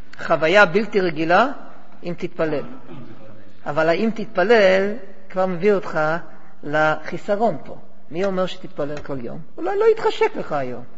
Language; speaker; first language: Hebrew; non-native, fluent; English